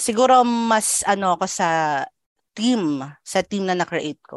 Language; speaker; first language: English; non-native, local second language; Filipino